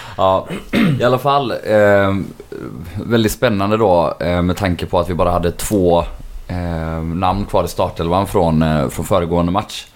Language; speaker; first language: Swedish; native; Swedish